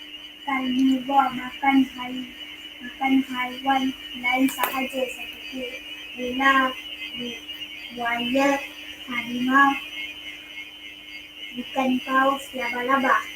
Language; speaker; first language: Malay; native; Malay